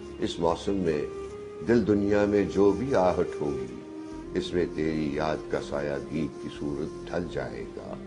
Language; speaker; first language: Urdu; native; Urdu